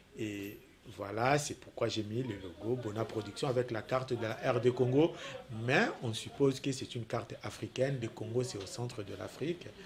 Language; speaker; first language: French; non-native, local second language; Lingala